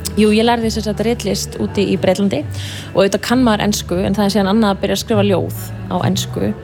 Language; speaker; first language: Icelandic; native; Icelandic